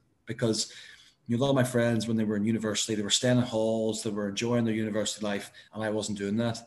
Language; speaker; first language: English; native; English